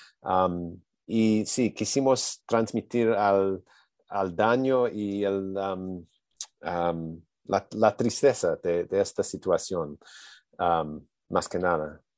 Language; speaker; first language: Spanish; non-native, learner; English